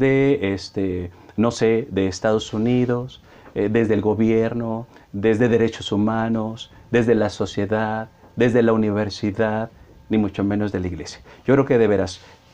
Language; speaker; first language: Spanish; native; Spanish